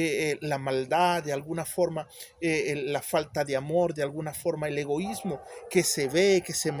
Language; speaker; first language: Spanish; native; Spanish